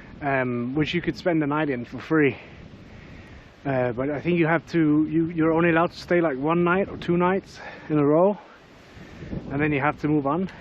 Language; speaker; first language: English; non-native, fluent; Danish